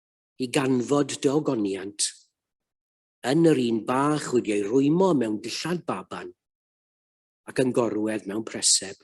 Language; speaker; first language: Welsh; native; Welsh